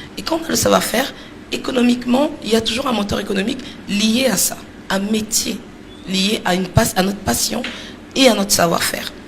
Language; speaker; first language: French; native; French